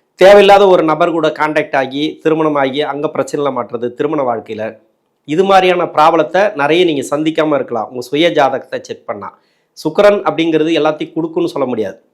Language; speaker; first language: Tamil; native; Tamil